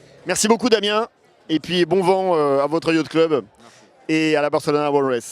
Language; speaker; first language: French; native; French